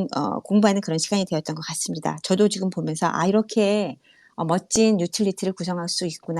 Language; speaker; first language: Korean; native; Korean